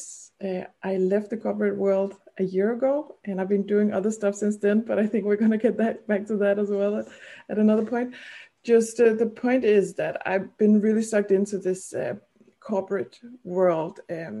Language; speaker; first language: English; non-native, fluent; Danish